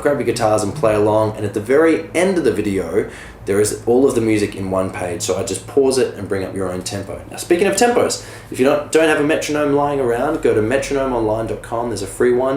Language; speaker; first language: English; native; English